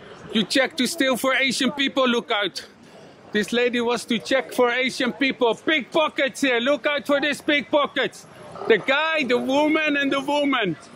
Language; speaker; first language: English; non-native, learner; Dutch